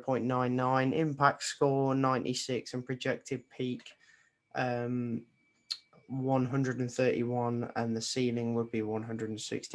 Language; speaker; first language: English; native; English